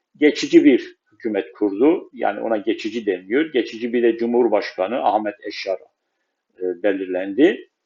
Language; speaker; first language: Turkish; non-native, local second language; Kurdish